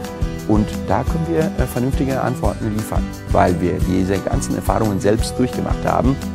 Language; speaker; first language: German; non-native, fluent; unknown